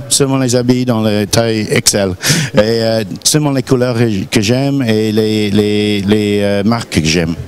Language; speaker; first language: French; non-native, learner; English